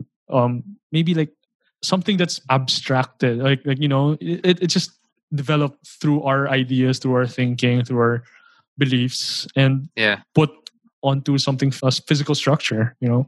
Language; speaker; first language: English; non-native, local second language; Filipino